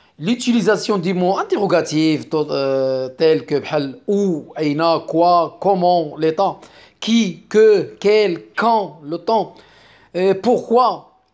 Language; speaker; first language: French; non-native, local second language; Arabic